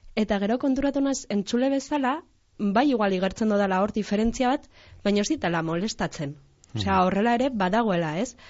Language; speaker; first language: Basque; native; Basque